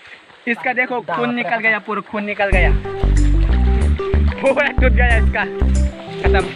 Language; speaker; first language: Hindi; non-native, local second language; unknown